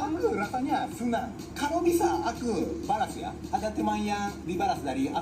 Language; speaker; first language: Indonesian; non-native, learner; Japanese